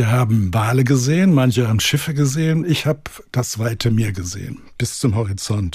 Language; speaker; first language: German; native; German